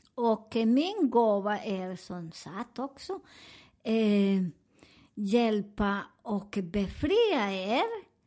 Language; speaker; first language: Swedish; non-native, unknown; Spanish